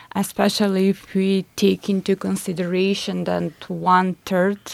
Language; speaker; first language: English; non-native, fluent; Macedonian